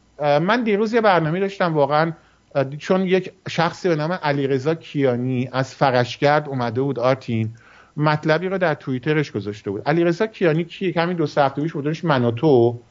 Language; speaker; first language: Persian; early bilingual, heritage; Persian